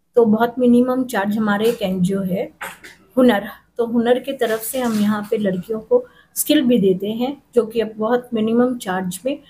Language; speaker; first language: Hindi; non-native, local second language; Urdu